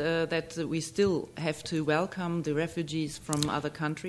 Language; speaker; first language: English; non-native, fluent; German